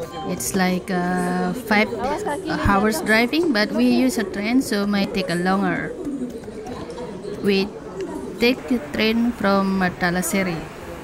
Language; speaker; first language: English; non-native, learner; Indonesian